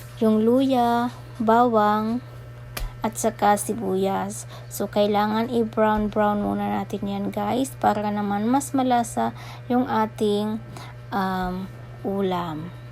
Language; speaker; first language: Filipino; non-native, local second language; Bikol